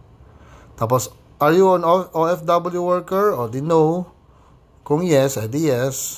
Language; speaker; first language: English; non-native, local second language; Filipino